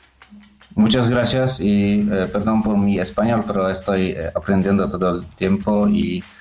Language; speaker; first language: Spanish; non-native, fluent; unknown